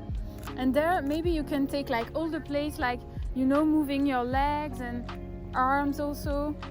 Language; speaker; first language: English; non-native, fluent; French